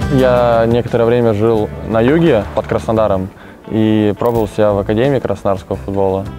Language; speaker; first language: Russian; native; Russian